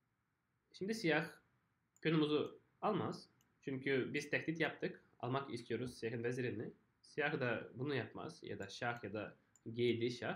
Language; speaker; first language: Turkish; non-native, fluent; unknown